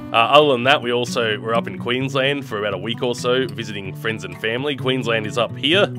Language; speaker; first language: English; native; English